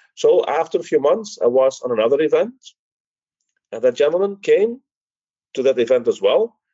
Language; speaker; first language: English; early bilingual, other home language; Dutch